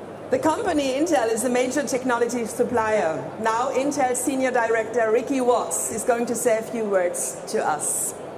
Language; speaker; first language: English; non-native, fluent; German